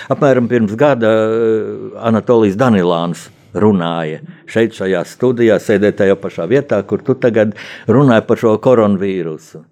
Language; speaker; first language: Latvian; native; Latvian